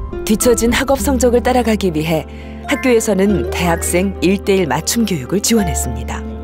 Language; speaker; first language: Korean; native; Korean